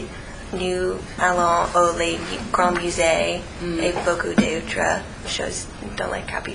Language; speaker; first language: French; non-native, learner; English